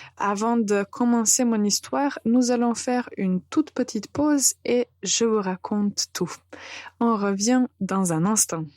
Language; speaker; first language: French; non-native, fluent; Serbian